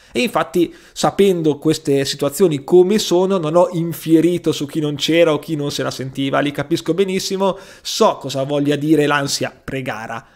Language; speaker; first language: Italian; native; Italian